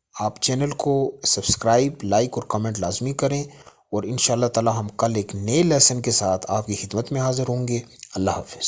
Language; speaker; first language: Urdu; native; Urdu